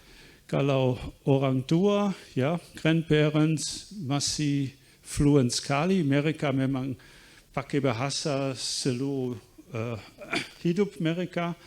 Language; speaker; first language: Indonesian; non-native, fluent; German